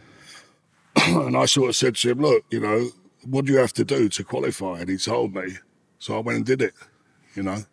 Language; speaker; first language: English; native; English